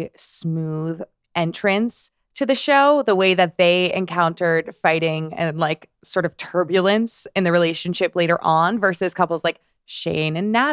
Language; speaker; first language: English; native; English